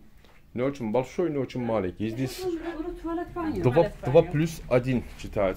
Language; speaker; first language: Russian; non-native, learner; Turkish